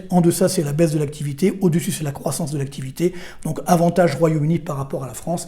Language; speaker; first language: French; native; French